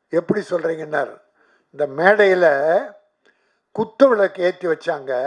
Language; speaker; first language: Tamil; native; Tamil